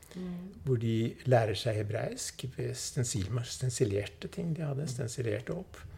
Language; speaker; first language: Norwegian; early bilingual, other home language; Swedish